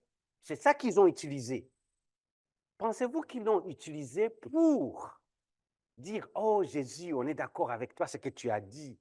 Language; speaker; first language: French; non-native, local second language; Kinyarwanda